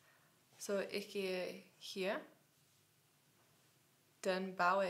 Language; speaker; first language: German; non-native, learner; English